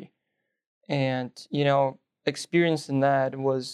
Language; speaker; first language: English; non-native, fluent; Russian